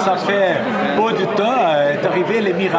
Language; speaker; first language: French; non-native, learner; Portuguese